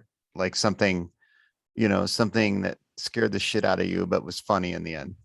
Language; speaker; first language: English; native; English